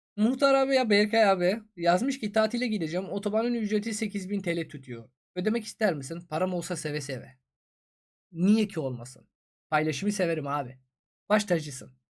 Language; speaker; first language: Turkish; non-native, fluent; Persian